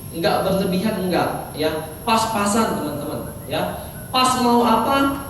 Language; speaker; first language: Indonesian; native; Indonesian